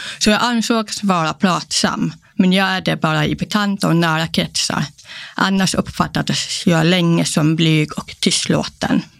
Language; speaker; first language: Swedish; early bilingual, other home language; Polish